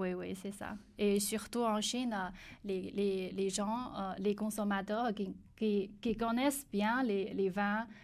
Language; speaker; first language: French; non-native, learner; Chinese